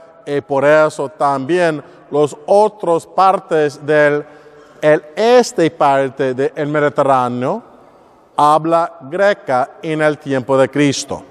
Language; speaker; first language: Spanish; non-native, learner; English